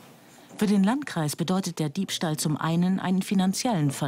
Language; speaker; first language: German; native; German